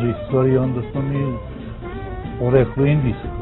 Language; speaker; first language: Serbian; non-native, local second language; Romany